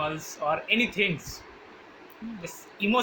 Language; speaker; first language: English; non-native, learner; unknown